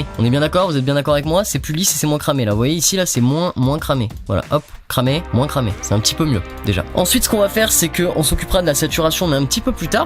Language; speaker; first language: French; native; French